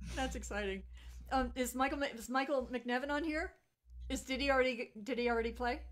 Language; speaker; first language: English; native; English